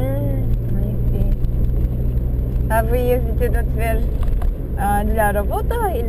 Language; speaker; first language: Russian; non-native, learner; English